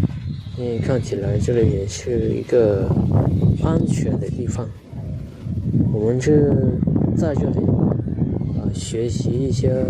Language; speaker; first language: Chinese; non-native, fluent; Hmong